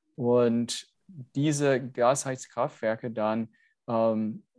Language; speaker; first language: German; non-native, fluent; English